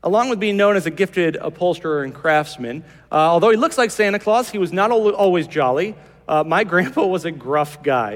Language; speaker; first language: English; native; English